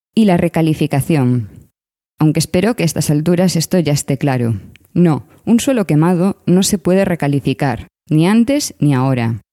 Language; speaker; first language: Spanish; native; Spanish